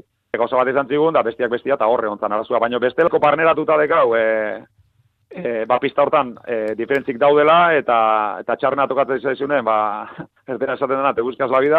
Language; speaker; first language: Basque; native; Basque